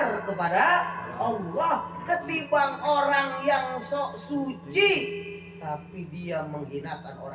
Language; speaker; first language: Indonesian; native; Indonesian